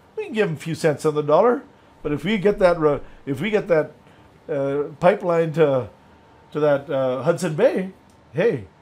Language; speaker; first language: English; native; English